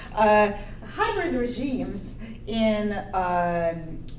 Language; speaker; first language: English; non-native, fluent; Ukrainian